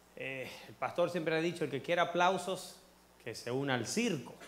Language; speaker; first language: Spanish; early bilingual, heritage; Spanish